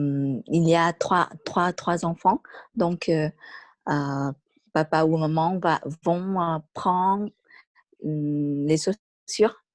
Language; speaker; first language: French; non-native, learner; Vietnamese